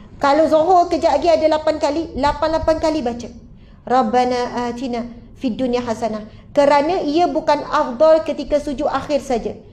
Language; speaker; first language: Malay; native; Malay